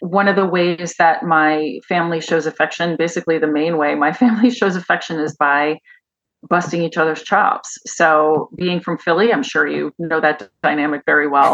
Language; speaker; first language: English; native; English